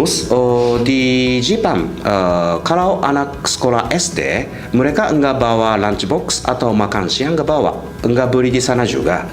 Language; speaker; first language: Indonesian; non-native, fluent; Japanese